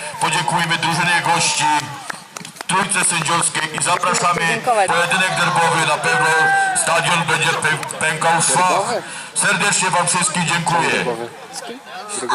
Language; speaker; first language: Polish; native; Polish